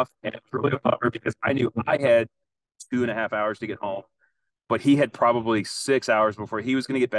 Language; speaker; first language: English; native; English